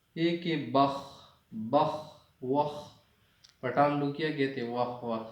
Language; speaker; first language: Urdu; non-native, local second language; Pashto